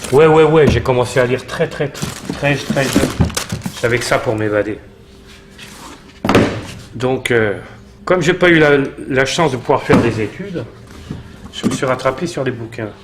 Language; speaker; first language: French; native; French